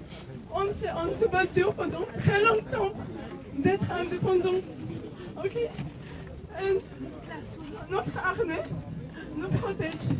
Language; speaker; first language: French; non-native, learner; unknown